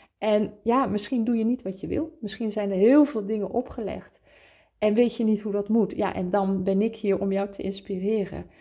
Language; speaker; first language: Dutch; early bilingual, heritage; Dutch